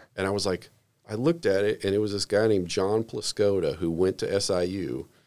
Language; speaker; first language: English; native; English